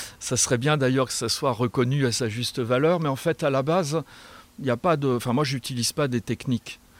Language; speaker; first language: French; native; French